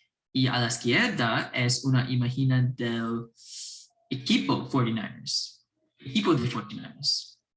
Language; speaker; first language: Spanish; non-native, learner; English